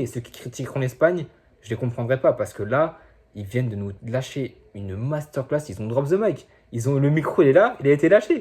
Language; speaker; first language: French; native; French